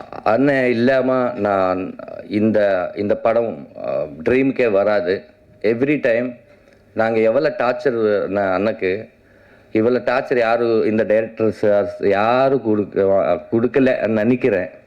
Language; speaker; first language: Tamil; non-native, learner; Telugu